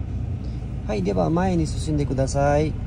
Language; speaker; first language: Japanese; non-native, fluent; Nepali